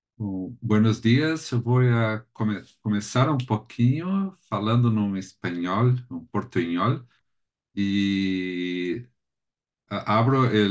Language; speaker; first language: Spanish; non-native, learner; Portuguese